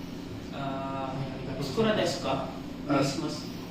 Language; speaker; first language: Japanese; non-native, learner; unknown